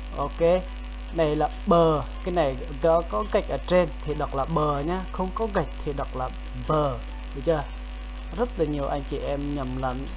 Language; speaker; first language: Vietnamese; non-native, local second language; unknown